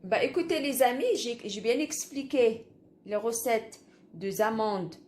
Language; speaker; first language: French; non-native, local second language; Arabic